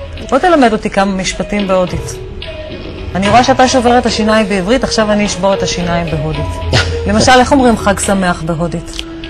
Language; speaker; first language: Hebrew; native; Hebrew